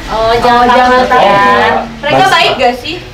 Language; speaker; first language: Indonesian; native; Indonesian